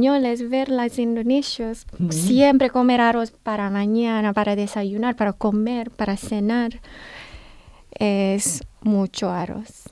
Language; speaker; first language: Spanish; non-native, learner; Indonesian